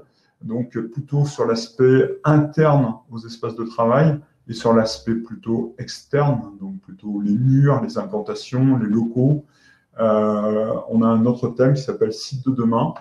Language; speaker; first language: French; native; French